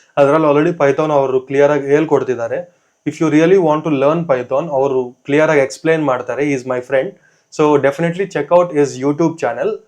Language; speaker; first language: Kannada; non-native, local second language; Telugu